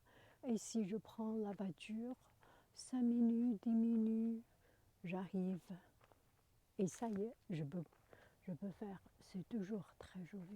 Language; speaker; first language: French; non-native, learner; Chinese